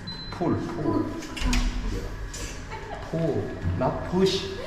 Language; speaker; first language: English; non-native, learner; Korean